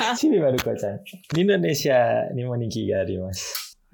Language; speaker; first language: Japanese; non-native, learner; Indonesian